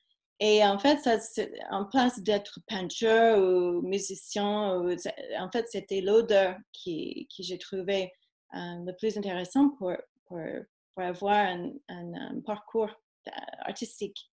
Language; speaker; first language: French; non-native, fluent; English